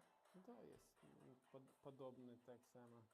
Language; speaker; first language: Polish; non-native, learner; Ukrainian